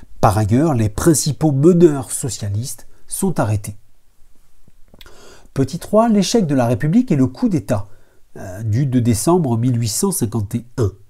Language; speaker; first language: French; native; French